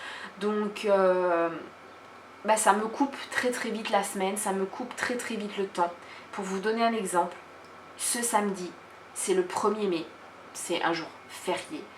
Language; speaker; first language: French; native; French